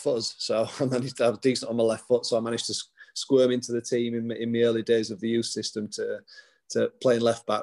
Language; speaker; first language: English; native; English